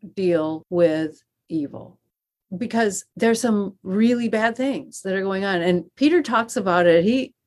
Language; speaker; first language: English; native; English